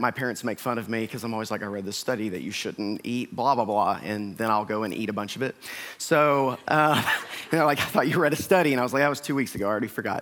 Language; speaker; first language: English; native; English